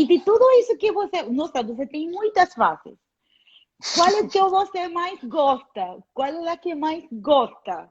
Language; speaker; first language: Portuguese; non-native, fluent; Spanish